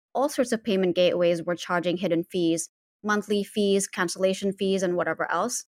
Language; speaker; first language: English; non-native, fluent; Indonesian